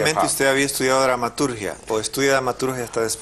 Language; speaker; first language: Spanish; native; Spanish